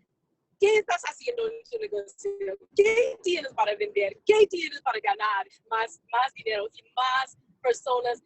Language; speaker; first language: Spanish; non-native, fluent; English